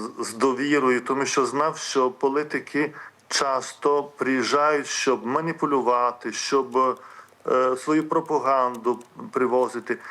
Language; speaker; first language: Ukrainian; non-native, fluent; Lithuanian